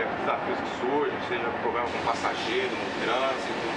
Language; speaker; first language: Portuguese; native; Portuguese